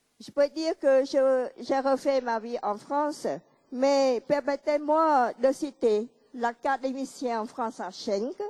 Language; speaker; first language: French; non-native, local second language; Khmer